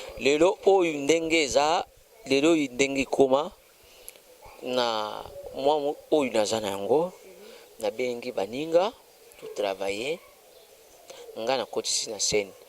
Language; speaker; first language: Lingala; non-native, local second language; Kongo